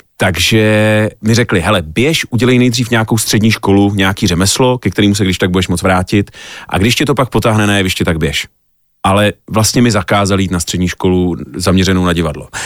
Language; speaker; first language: Czech; native; Czech